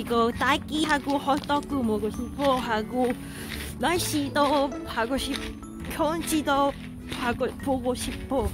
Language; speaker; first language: Korean; non-native, learner; Cantonese